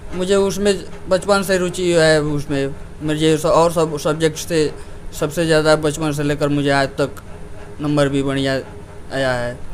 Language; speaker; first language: Hindi; native; Hindi